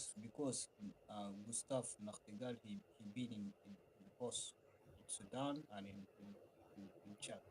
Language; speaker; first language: English; non-native, fluent; Arabic